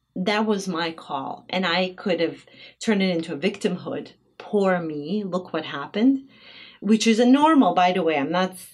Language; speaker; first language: English; non-native, fluent; Bosnian